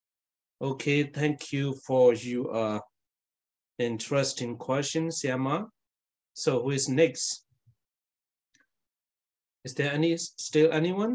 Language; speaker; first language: English; non-native, fluent; Burmese